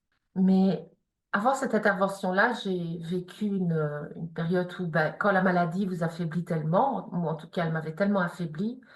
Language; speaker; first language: French; native; French